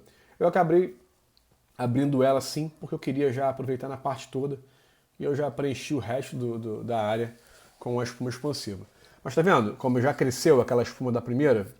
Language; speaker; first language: Portuguese; native; Portuguese